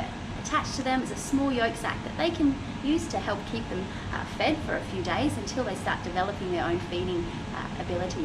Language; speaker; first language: English; native; English